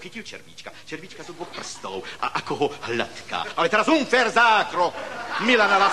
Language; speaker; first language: Slovak; native; Slovak